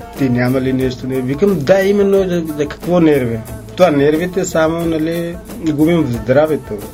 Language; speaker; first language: Bulgarian; non-native, learner; Hindi